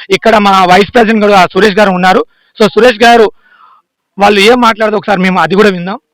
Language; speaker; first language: Telugu; non-native, local second language; Lambadi